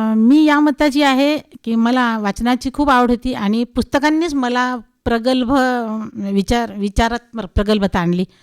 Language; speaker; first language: Marathi; non-native, local second language; Hindi